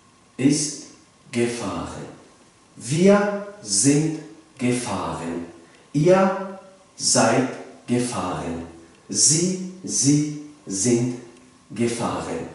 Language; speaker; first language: German; non-native, fluent; Tajik